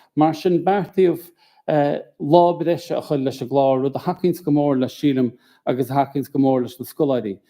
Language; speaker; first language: Irish; native; Irish